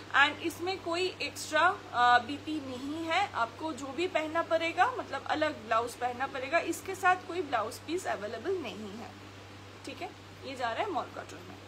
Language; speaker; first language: Hindi; non-native, local second language; Bangla